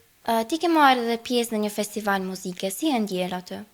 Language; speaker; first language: Albanian; native; Albanian